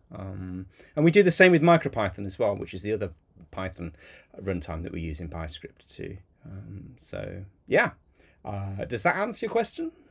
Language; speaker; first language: English; native; English